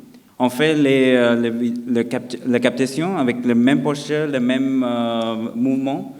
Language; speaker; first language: French; non-native, fluent; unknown